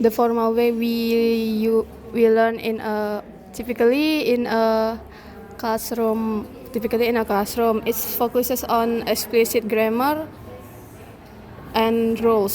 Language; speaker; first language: English; non-native, learner; Indonesian